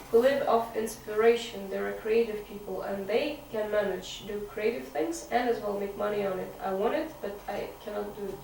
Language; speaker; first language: English; non-native, fluent; Russian